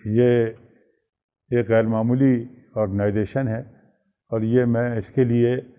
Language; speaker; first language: Urdu; native; Urdu